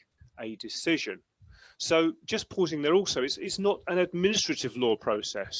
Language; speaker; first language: English; native; English